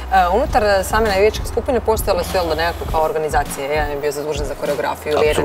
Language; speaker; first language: Croatian; native; Croatian